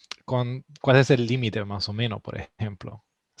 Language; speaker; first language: Spanish; non-native, fluent; Italian